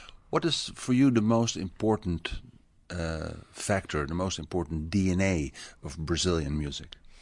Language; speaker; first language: English; non-native, fluent; Dutch